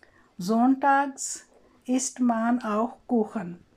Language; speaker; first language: German; non-native, learner; Urdu